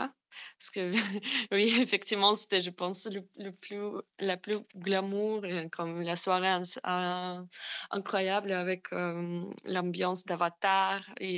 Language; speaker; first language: French; non-native, fluent; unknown